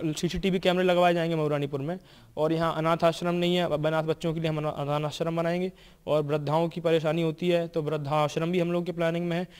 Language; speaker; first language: Hindi; native; Hindi